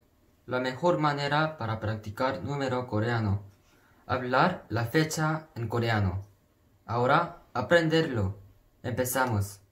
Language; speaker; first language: Spanish; non-native, fluent; Korean